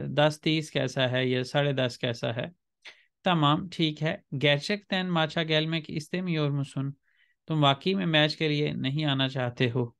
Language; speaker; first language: Urdu; native; Urdu